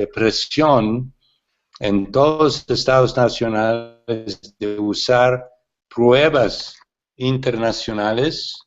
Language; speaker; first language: Spanish; non-native, fluent; English